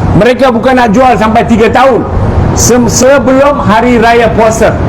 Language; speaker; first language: Malay; native; Malay